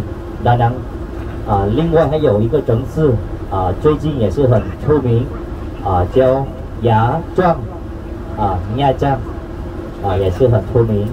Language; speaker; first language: Chinese; non-native, fluent; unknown